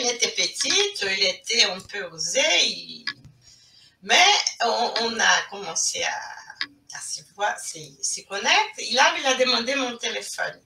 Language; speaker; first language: French; non-native, fluent; Portuguese